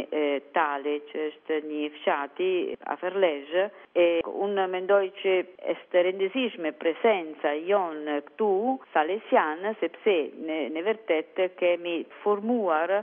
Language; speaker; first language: Albanian; non-native, learner; Italian